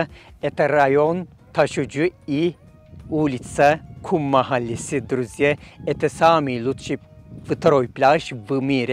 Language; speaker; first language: Russian; non-native, fluent; Turkish